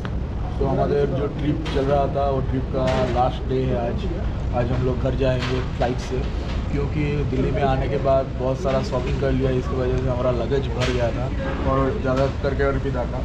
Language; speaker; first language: Hindi; non-native, local second language; Bangla